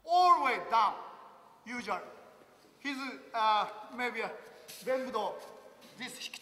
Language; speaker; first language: English; non-native, learner; Japanese